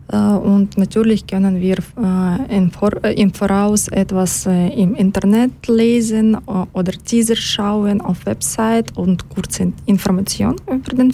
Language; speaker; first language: German; non-native, learner; Ukrainian